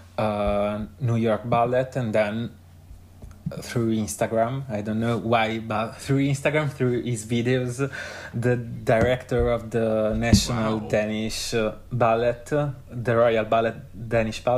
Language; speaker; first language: English; non-native, fluent; Italian